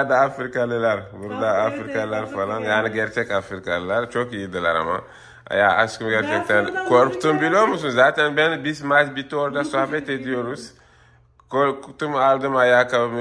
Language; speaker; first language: Turkish; non-native, fluent; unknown